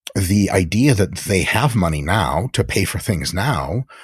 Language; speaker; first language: English; early bilingual, other home language; Russian